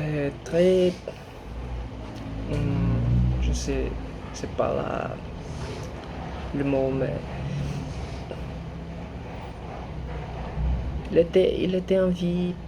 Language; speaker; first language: French; non-native, learner; Portuguese